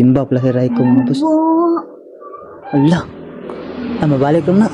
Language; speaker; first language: Filipino; non-native, local second language; Cebuano